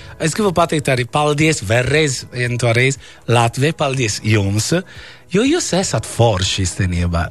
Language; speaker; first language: Latvian; non-native, fluent; Italian